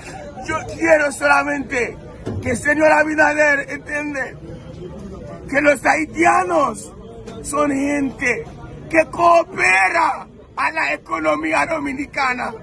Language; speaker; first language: Spanish; non-native, learner; Haitian Creole